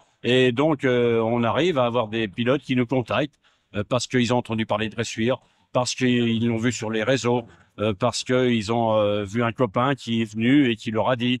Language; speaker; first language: French; native; French